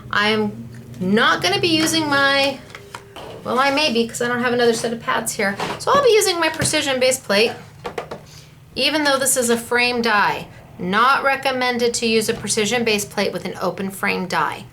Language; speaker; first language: English; native; English